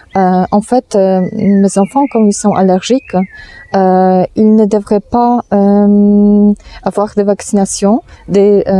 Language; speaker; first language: French; non-native, fluent; Polish